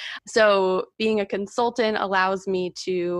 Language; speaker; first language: English; native; English